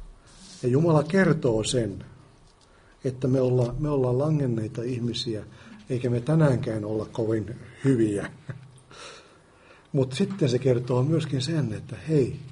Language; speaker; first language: Finnish; native; Finnish